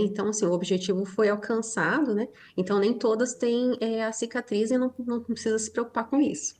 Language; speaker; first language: Portuguese; native; Portuguese